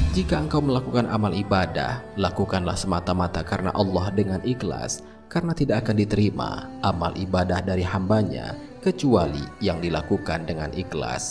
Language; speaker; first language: Indonesian; native; Indonesian